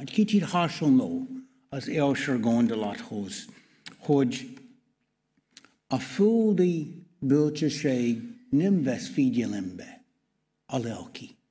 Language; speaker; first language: Hungarian; non-native, learner; English